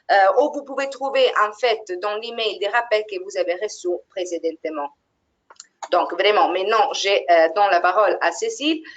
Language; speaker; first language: French; non-native, fluent; Italian